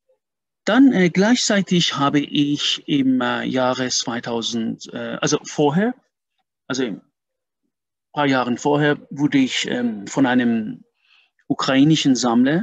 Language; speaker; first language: German; non-native, fluent; Persian